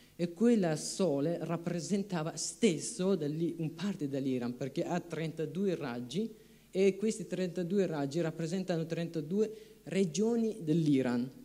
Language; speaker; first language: Italian; non-native, fluent; Persian